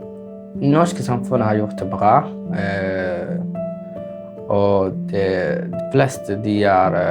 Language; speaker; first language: Norwegian; non-native, learner; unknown